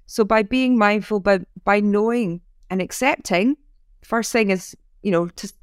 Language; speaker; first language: English; native; English